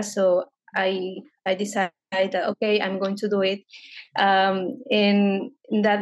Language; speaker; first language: English; non-native, fluent; Spanish